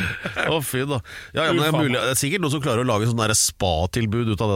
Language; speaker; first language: Norwegian; native; Norwegian